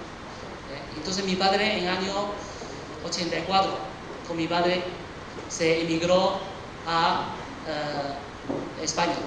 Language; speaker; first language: Spanish; early bilingual, other home language; Chinese